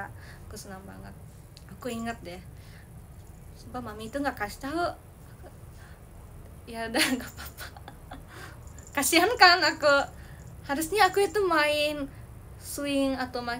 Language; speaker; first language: Indonesian; early bilingual, heritage; Indonesian